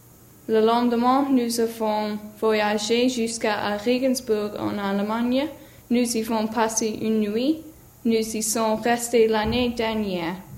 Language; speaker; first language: French; non-native, learner; English